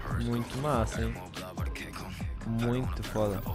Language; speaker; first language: Portuguese; native; Portuguese